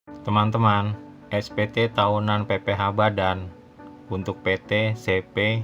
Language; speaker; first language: Indonesian; native; Indonesian